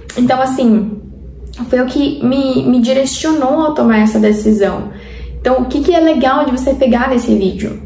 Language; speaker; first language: Portuguese; non-native, fluent; Spanish